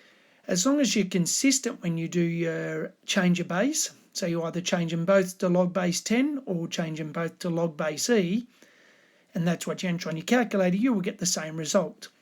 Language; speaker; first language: English; native; English